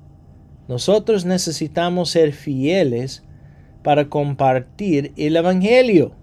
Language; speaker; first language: Spanish; non-native, fluent; English